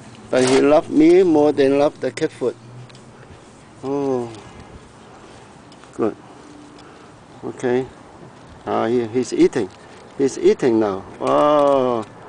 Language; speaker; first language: English; non-native, learner; Cantonese